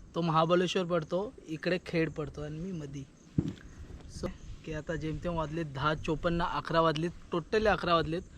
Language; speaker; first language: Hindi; non-native, local second language; Marathi